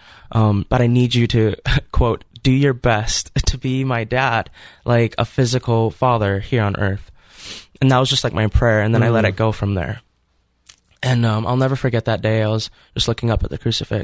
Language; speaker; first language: English; native; English